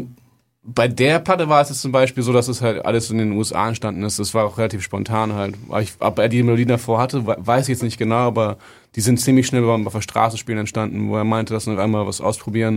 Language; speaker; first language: German; native; German